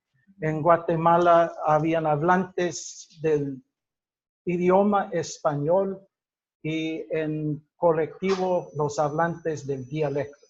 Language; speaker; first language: Spanish; non-native, fluent; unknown